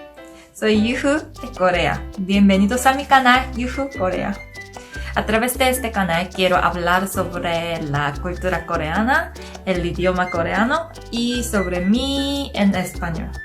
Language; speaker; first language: Spanish; non-native, learner; Korean